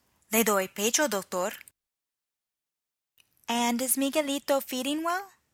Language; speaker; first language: English; native; English